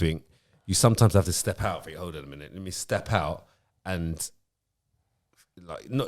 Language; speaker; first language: English; native; English